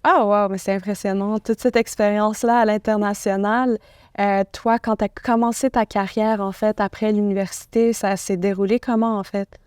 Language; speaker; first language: French; native; French